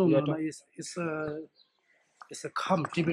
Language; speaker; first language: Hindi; non-native, fluent; Tibetan